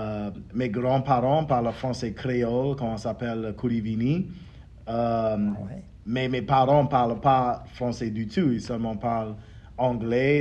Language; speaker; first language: French; early bilingual, heritage; English